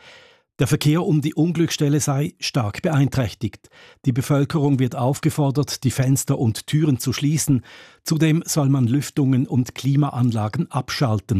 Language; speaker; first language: German; native; German